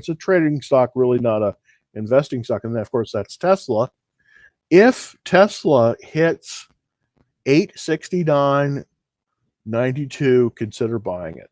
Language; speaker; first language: English; native; English